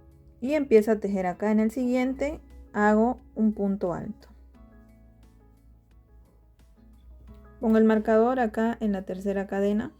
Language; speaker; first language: Spanish; native; Spanish